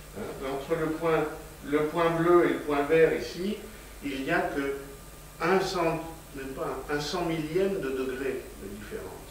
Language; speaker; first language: French; native; French